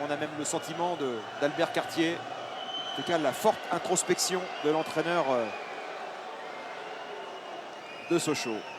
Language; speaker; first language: French; native; French